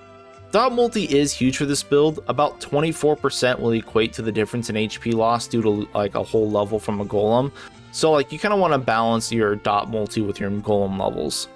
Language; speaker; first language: English; native; English